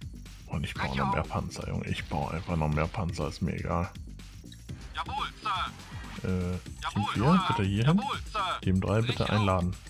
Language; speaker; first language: German; native; German